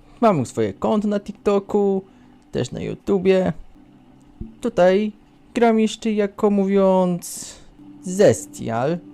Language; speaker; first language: Polish; native; Polish